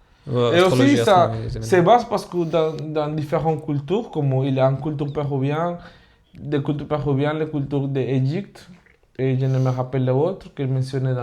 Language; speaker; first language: French; non-native, fluent; Spanish